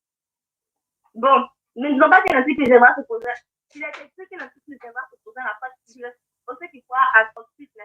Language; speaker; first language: French; non-native, local second language; Fula